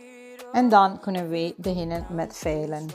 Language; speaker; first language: Dutch; non-native, fluent; Spanish